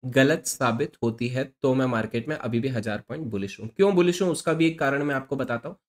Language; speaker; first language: Hindi; native; Hindi